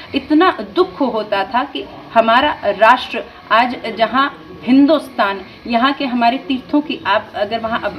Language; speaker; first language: Hindi; native; Hindi